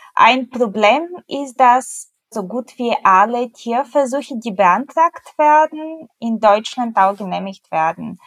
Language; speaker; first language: German; non-native, fluent; Bulgarian